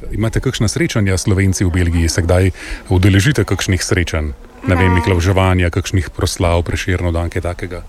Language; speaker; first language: Slovenian; native; Slovenian